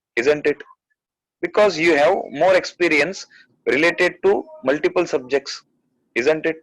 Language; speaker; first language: English; non-native, local second language; Gujarati